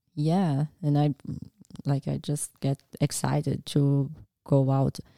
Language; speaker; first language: English; non-native, learner; Portuguese